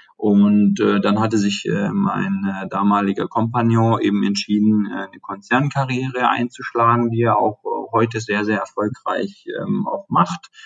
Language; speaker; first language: German; early bilingual, other home language; Turkish